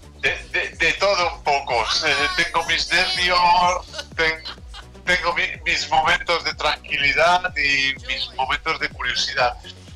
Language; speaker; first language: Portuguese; non-native, learner; Spanish